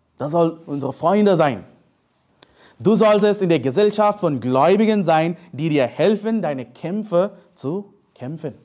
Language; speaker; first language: German; non-native, fluent; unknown